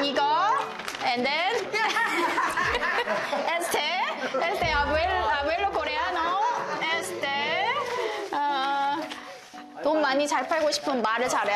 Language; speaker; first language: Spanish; non-native, learner; Korean